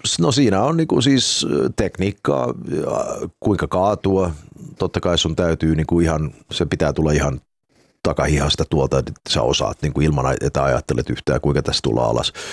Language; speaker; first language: Finnish; early bilingual, heritage; Finnish